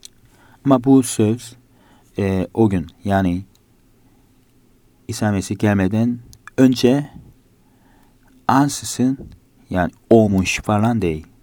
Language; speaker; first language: Turkish; non-native, fluent; Korean